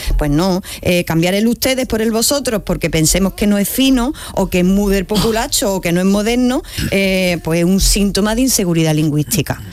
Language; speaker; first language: Spanish; native; Spanish